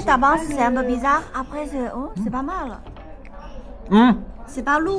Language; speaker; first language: French; non-native, learner; Chinese